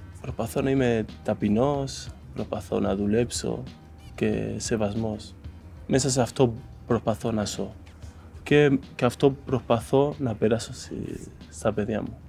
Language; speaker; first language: Greek; non-native, fluent; Spanish